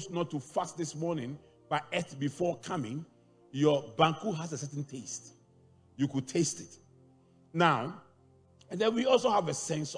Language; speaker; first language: English; non-native, local second language; Akan